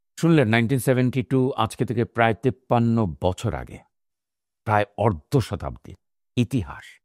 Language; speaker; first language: Bangla; native; Bangla